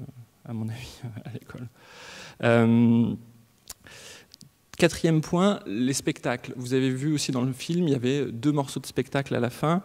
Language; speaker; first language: French; native; French